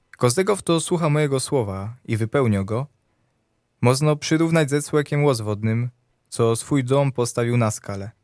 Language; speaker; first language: Polish; native; Polish